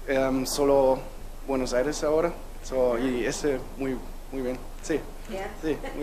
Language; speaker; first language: Spanish; non-native, learner; German